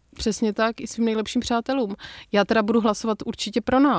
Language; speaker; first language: Czech; native; Czech